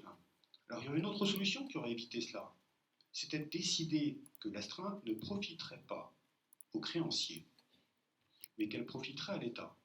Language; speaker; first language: French; native; French